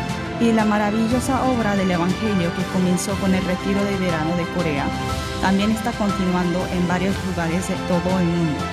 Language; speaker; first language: Spanish; non-native, learner; Korean